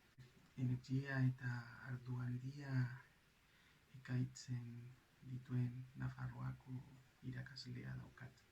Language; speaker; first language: Basque; non-native, learner; Spanish